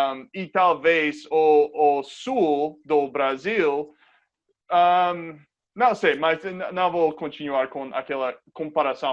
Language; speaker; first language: Portuguese; non-native, fluent; English